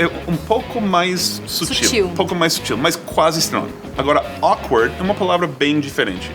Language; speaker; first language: Portuguese; non-native, fluent; English